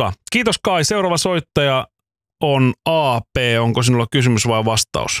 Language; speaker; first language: Finnish; native; Finnish